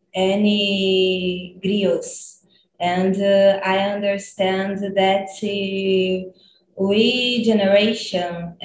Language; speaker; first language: English; non-native, learner; Portuguese